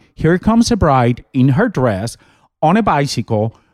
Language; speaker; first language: English; non-native, fluent; Spanish